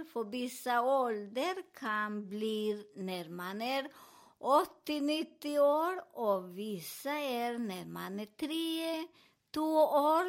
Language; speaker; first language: Swedish; non-native, learner; Spanish